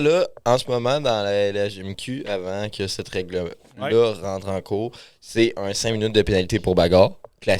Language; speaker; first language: French; native; French